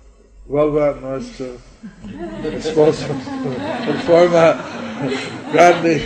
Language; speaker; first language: Spanish; non-native, learner; English